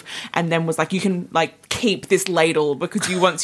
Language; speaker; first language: English; native; English